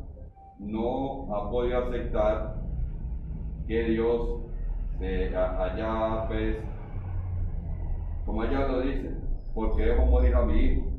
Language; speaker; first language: Spanish; native; Spanish